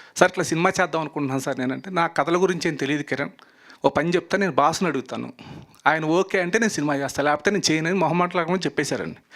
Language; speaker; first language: Telugu; native; Telugu